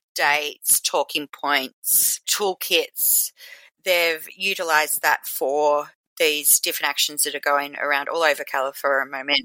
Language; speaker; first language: English; native; English